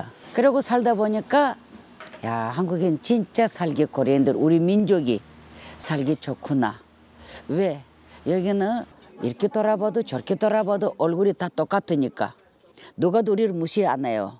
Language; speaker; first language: Korean; non-native, fluent; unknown